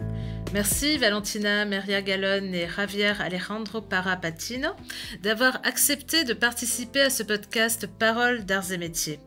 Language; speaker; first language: French; native; French